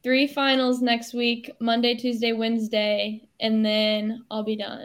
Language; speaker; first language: English; native; English